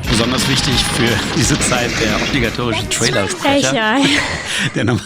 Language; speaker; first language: German; native; German